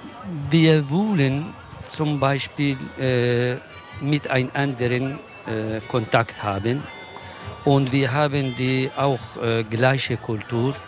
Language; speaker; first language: German; non-native, local second language; Kurdish